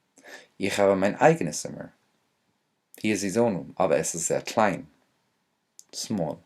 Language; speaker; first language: German; non-native, fluent; English